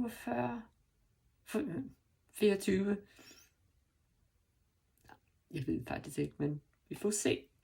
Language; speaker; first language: Danish; non-native, learner; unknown